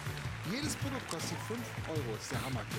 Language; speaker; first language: German; native; German